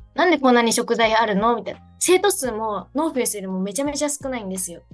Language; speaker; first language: Japanese; native; Japanese